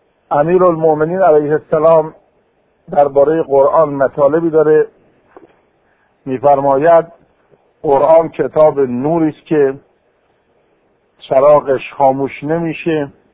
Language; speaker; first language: Persian; native; Persian